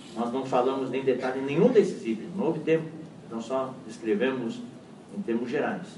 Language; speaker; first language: Portuguese; non-native, fluent; Chinese